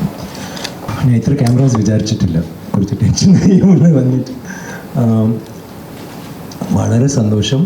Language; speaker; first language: Malayalam; non-native, local second language; Tamil